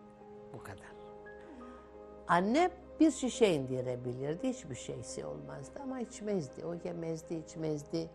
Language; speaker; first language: Turkish; non-native, local second language; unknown